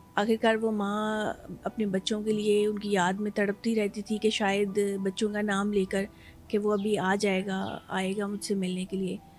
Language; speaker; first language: Urdu; native; Urdu